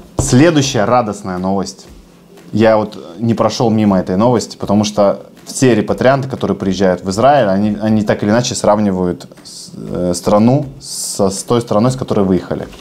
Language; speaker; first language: Russian; native; Russian